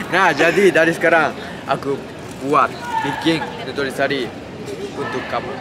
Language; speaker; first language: Indonesian; non-native, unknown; Japanese